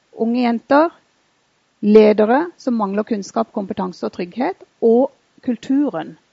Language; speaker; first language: Norwegian; early bilingual, other home language; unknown